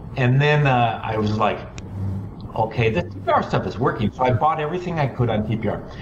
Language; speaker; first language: English; native; English